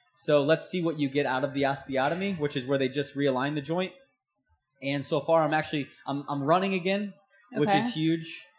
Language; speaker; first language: English; native; English